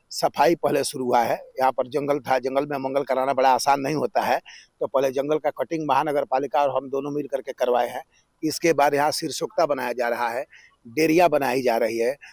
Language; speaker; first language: Hindi; native; Hindi